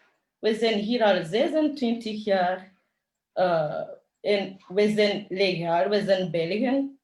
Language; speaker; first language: Dutch; non-native, fluent; Kinyarwanda